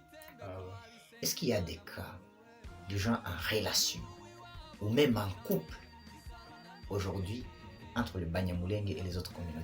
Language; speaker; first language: French; non-native, local second language; Swahili